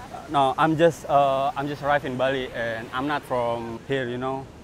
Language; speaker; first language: English; non-native, learner; Indonesian